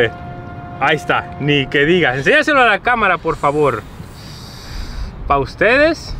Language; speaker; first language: Spanish; native; Spanish